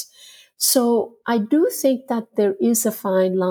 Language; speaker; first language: English; non-native, local second language; Gujarati